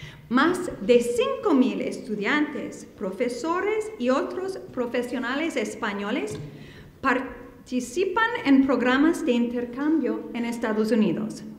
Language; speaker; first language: Spanish; non-native, fluent; English